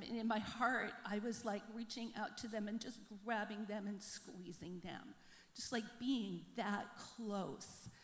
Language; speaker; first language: English; native; English